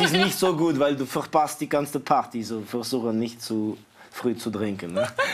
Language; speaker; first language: German; non-native, fluent; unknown